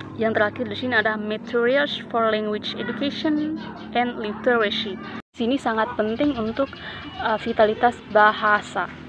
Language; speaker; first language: Indonesian; non-native, local second language; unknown